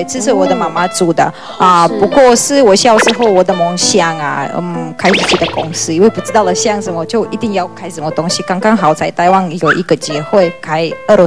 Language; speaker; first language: Chinese; non-native, learner; Russian